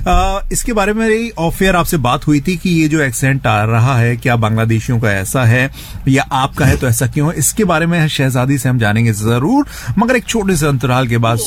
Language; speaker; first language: Hindi; native; Hindi